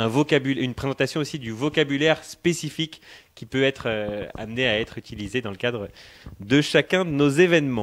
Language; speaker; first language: French; native; French